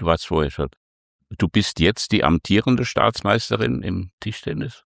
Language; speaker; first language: German; native; German